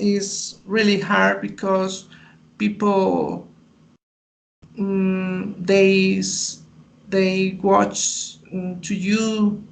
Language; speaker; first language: English; non-native, learner; Spanish